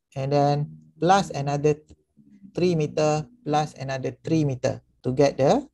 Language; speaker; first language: English; non-native, local second language; Malay